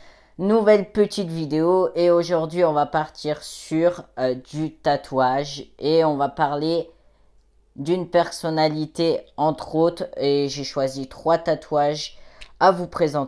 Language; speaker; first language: French; native; French